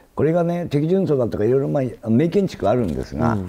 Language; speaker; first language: Japanese; native; Japanese